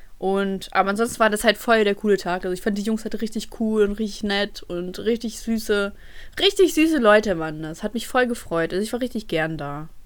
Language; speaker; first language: German; early bilingual, other home language; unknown